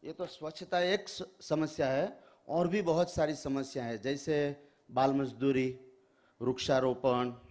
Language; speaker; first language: Hindi; non-native, local second language; Gujarati